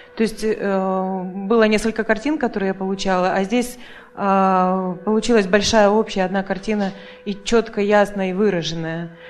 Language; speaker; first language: Russian; native; Russian